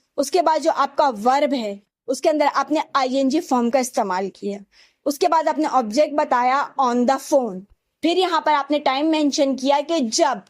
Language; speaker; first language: Urdu; native; Urdu